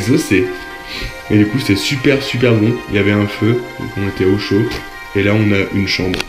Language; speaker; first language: French; native; French